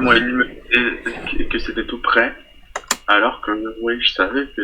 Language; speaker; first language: French; non-native, fluent; Portuguese